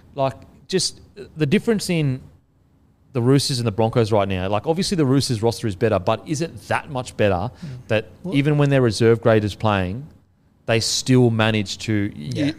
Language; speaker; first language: English; native; English